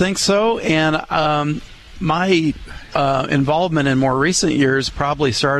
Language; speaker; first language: English; native; English